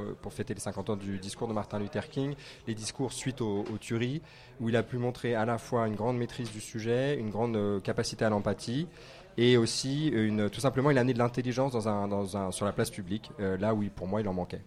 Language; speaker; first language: French; native; French